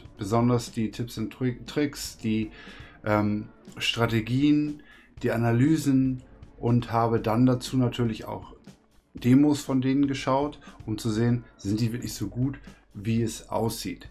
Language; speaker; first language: German; native; German